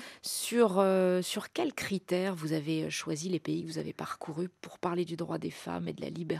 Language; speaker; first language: French; native; French